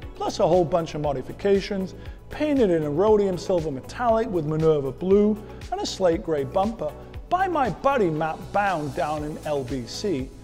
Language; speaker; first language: English; native; English